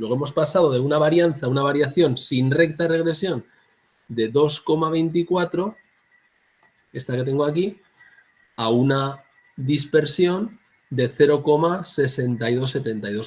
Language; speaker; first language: Spanish; native; Spanish